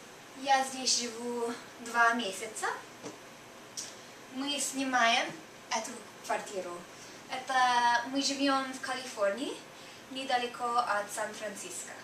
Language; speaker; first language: Russian; non-native, fluent; English